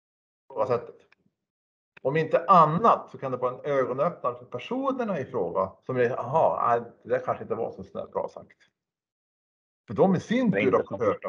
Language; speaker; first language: Swedish; native; Swedish